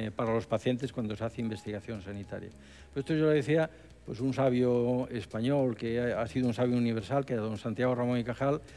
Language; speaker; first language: Spanish; native; Spanish